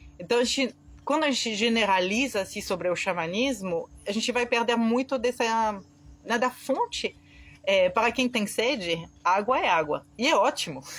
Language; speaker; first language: Portuguese; non-native, fluent; French